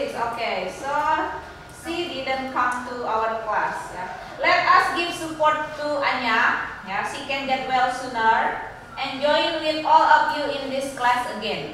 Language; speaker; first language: English; non-native, learner; Indonesian